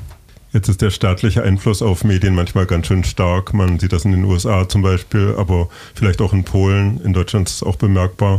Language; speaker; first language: German; native; German